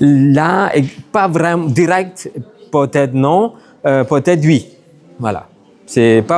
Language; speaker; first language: French; non-native, learner; Tamil